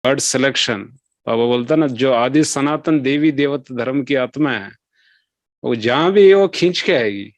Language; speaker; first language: Hindi; non-native, local second language; Telugu